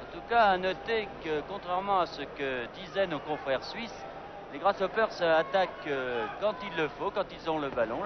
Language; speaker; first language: French; native; French